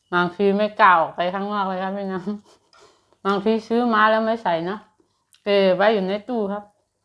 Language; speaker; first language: Thai; native; Thai